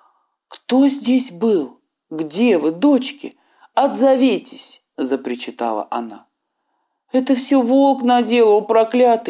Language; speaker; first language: Russian; native; Russian